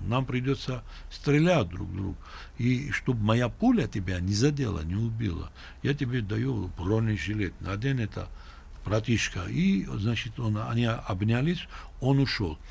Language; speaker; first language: Russian; non-native, local second language; Georgian